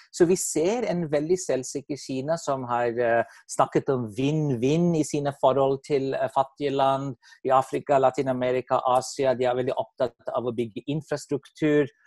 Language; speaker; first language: Norwegian; non-native, fluent; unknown